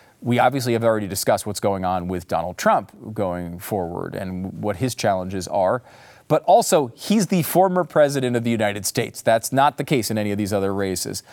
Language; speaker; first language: English; native; English